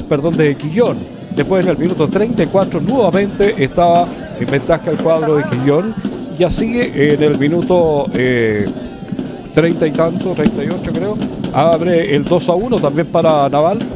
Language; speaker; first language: Spanish; native; Spanish